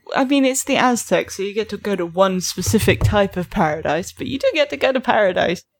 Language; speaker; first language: English; native; English